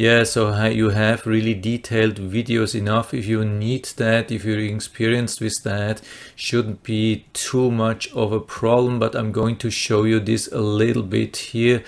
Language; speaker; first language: English; non-native, fluent; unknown